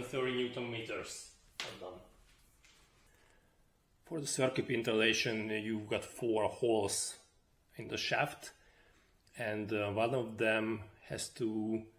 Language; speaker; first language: English; non-native, fluent; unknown